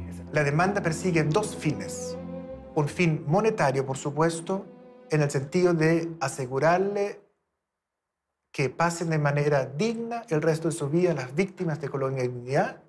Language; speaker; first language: Spanish; native; Spanish